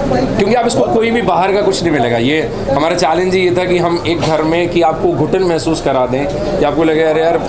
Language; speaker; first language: Hindi; native; Hindi